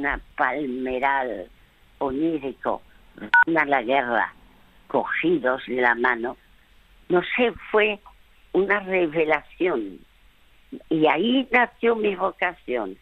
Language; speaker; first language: Spanish; early bilingual, other home language; French